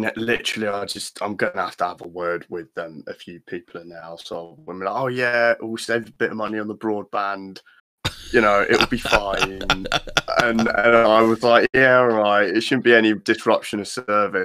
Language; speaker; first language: English; native; English